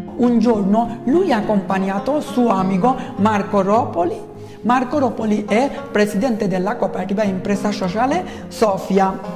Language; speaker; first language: Italian; non-native, learner; Bangla